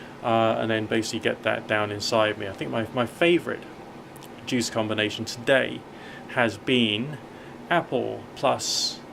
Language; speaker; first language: English; native; English